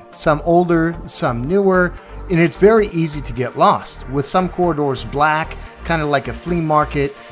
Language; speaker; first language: English; native; English